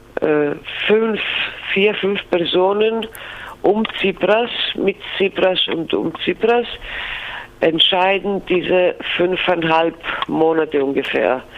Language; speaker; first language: German; non-native, fluent; Greek